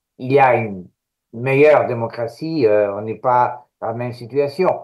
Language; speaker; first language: French; non-native, fluent; Greek